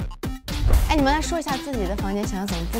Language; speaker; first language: Chinese; native; Chinese